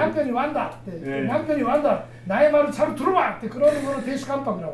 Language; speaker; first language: Korean; non-native, fluent; Japanese